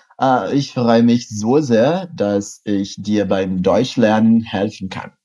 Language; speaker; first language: German; non-native, fluent; Portuguese